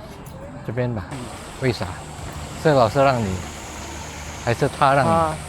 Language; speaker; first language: Chinese; non-native, learner; Indonesian